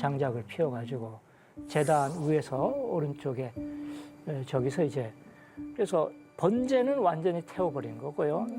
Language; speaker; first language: Korean; native; Korean